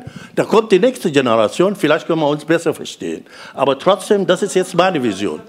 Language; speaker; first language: German; non-native, fluent; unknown